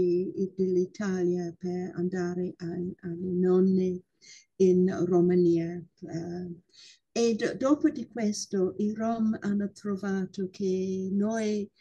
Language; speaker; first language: Italian; non-native, fluent; English